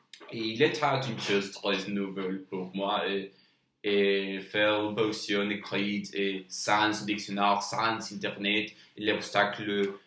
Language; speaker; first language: French; non-native, learner; Spanish